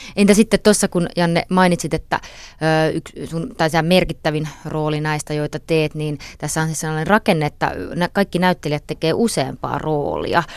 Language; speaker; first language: Finnish; native; Finnish